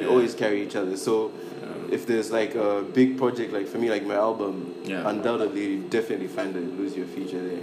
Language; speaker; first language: English; non-native, local second language; Nyanja